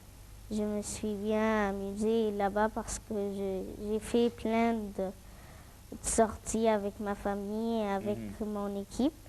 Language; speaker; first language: French; non-native, fluent; Arabic